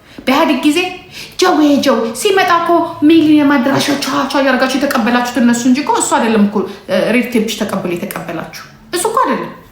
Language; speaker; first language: Amharic; non-native, local second language; Oromo